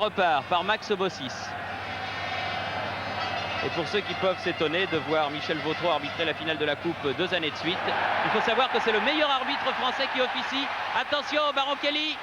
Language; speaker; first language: French; native; French